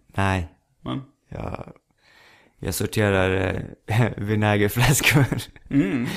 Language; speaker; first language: Swedish; native; Swedish